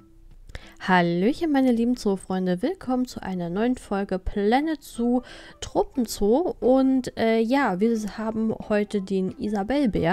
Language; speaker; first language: German; native; German